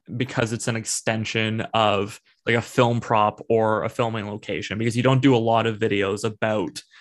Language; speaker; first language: English; native; English